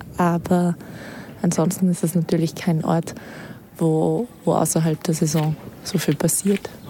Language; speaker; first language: German; native; German